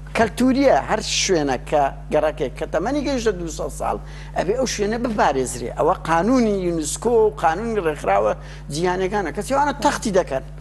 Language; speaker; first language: Central Kurdish; native; Central Kurdish